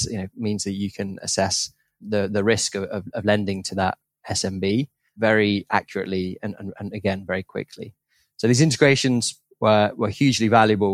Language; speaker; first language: English; native; English